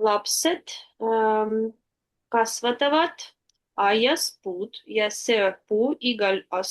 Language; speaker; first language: Estonian; non-native, learner; Russian